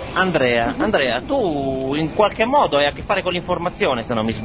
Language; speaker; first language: Italian; native; Italian